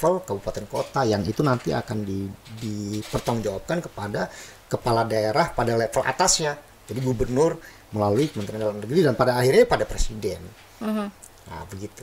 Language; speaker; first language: Indonesian; native; Indonesian